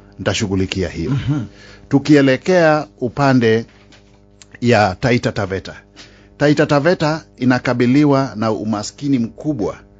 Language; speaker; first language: Swahili; non-native, local second language; Luo (Kenya and Tanzania)